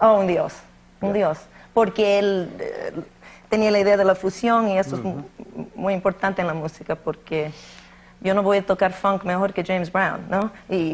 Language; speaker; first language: Spanish; early bilingual, heritage; Spanish